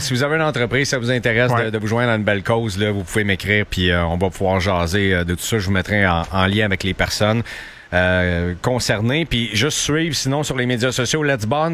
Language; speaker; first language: French; native; French